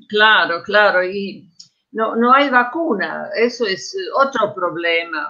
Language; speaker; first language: Spanish; non-native, fluent; Croatian